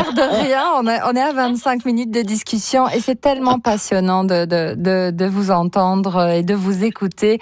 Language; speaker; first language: French; native; French